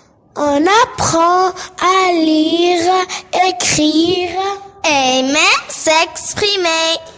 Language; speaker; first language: French; non-native, learner; Arabic